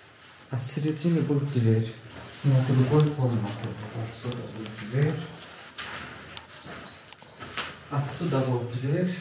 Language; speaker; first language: Russian; non-native, local second language; Azerbaijani